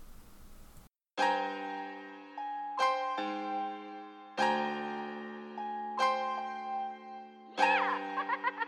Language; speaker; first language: English; native; English